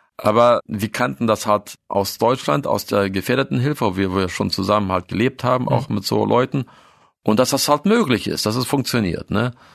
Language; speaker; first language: German; early bilingual, other home language; Russian